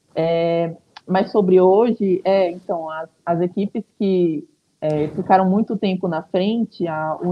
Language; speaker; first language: Portuguese; native; Portuguese